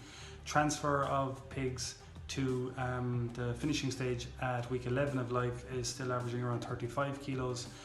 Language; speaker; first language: English; native; English